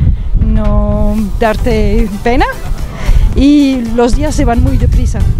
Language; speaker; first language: Spanish; non-native, learner; French